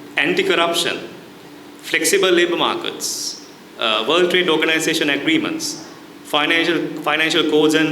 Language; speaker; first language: English; non-native, local second language; Sinhala